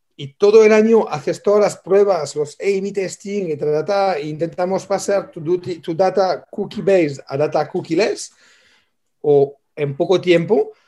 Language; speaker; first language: Spanish; non-native, fluent; French